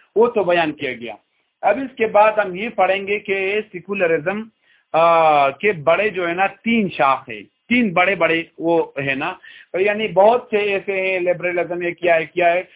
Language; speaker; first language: Urdu; non-native, local second language; Pashto